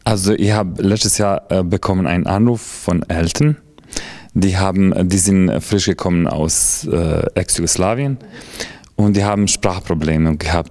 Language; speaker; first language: German; non-native, fluent; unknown